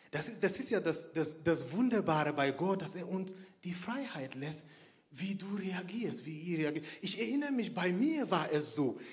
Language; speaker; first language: German; non-native, fluent; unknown